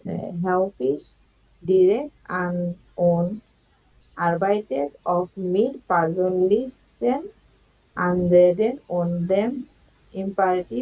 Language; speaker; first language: German; non-native, learner; Bangla